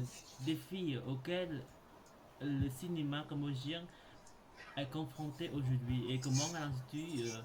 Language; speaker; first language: French; non-native, learner; Khmer